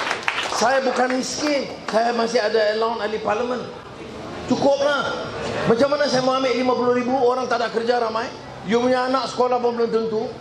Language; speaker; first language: Malay; native; Malay